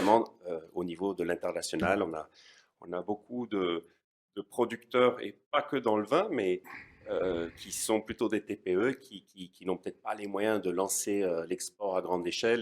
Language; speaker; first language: French; native; French